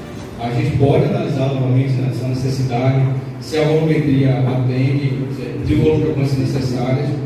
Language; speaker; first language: Portuguese; native; Portuguese